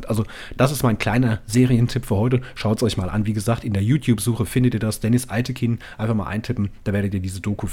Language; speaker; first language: German; native; German